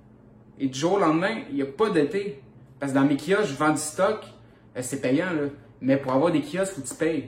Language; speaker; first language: French; native; French